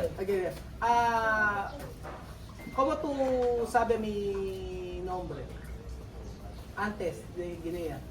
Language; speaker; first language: Spanish; non-native, learner; Filipino